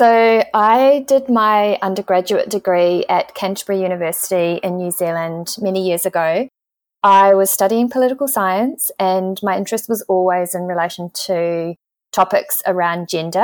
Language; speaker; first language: English; native; English